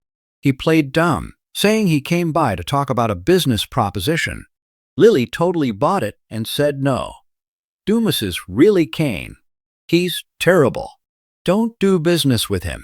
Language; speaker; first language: English; native; English